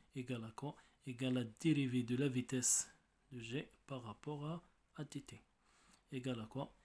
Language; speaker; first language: French; non-native, local second language; Arabic